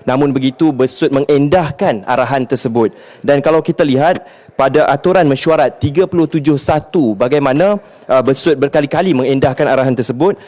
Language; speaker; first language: Malay; native; Malay